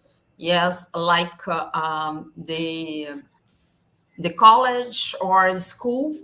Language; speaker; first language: English; non-native, learner; Portuguese